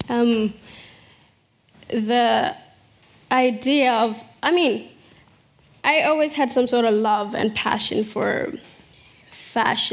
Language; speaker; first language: English; early bilingual, other home language; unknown